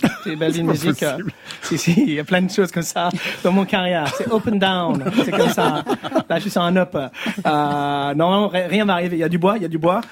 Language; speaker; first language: French; early bilingual, other home language; English